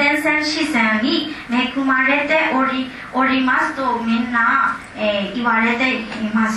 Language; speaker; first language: Japanese; non-native, learner; Burmese